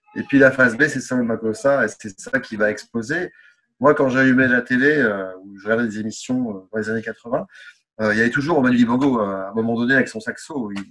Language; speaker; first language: French; native; French